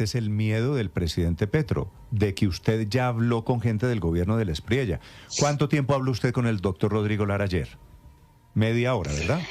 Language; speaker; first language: Spanish; native; Spanish